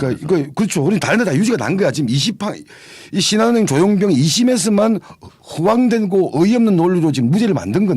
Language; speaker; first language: Korean; native; Korean